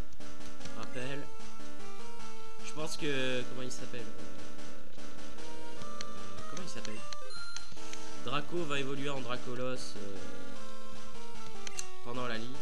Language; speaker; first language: French; native; French